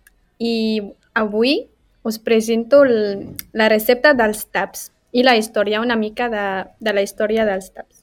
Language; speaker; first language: Catalan; non-native, learner; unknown